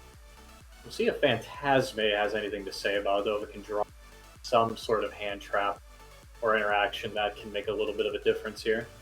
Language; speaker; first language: English; native; English